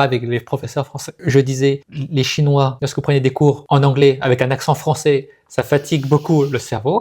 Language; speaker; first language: French; native; French